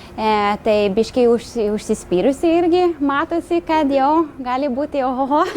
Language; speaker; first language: Lithuanian; non-native, fluent; Swedish